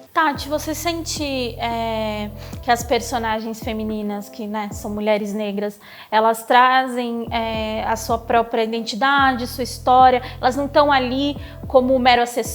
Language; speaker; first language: Portuguese; native; Portuguese